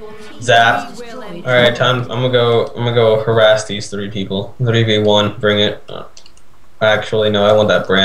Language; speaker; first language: English; native; English